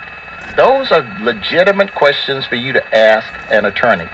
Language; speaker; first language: English; native; English